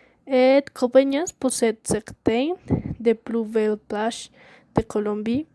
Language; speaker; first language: French; non-native, learner; Spanish